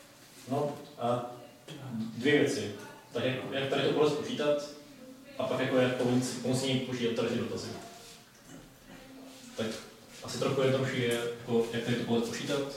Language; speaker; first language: Czech; native; Czech